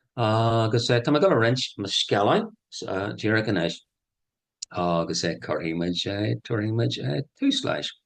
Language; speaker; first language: Irish; non-native, local second language; English